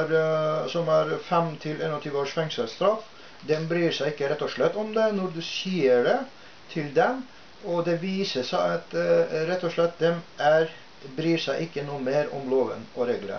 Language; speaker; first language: Norwegian; non-native, fluent; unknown